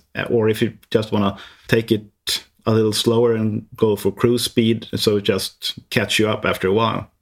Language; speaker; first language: English; non-native, fluent; Swedish